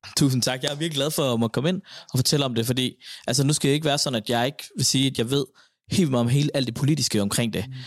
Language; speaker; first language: Danish; native; Danish